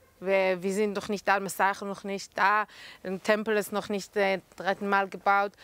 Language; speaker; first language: German; non-native, fluent; Hebrew